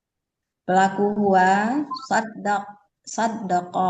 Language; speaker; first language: Arabic; non-native, learner; Indonesian